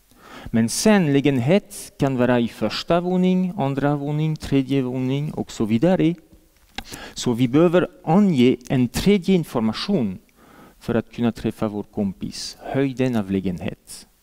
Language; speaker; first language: Swedish; non-native, fluent; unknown